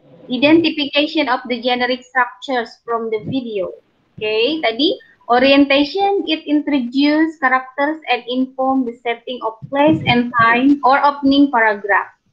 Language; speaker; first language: English; non-native, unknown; Indonesian